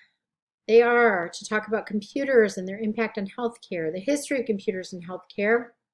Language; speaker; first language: English; native; English